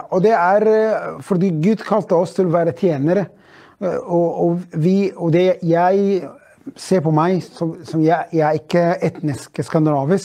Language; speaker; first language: Swedish; non-native, fluent; Arabic